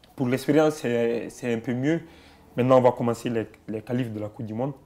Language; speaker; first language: French; non-native, local second language; Bambara